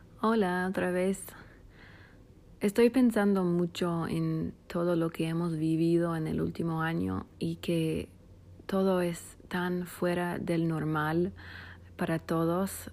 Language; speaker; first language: Spanish; non-native, fluent; English